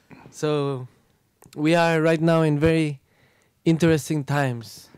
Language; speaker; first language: English; non-native, fluent; Spanish